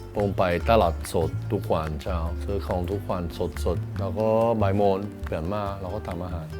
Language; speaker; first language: Thai; non-native, learner; Italian